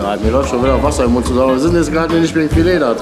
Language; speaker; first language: German; native; German